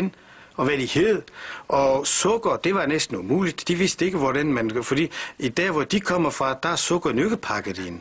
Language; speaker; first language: Danish; early bilingual, other home language; Turkish